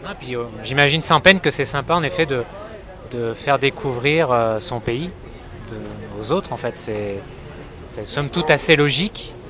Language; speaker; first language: French; native; French